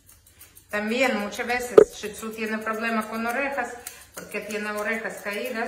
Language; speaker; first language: Spanish; non-native, learner; Ukrainian